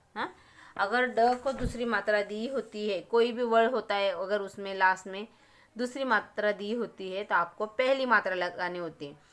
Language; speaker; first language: Hindi; non-native, local second language; Marathi